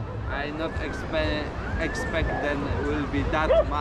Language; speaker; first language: English; non-native, learner; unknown